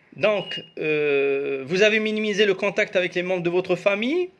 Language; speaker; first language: French; non-native, local second language; Arabic